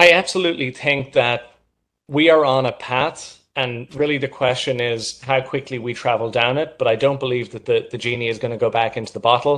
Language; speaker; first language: English; native; English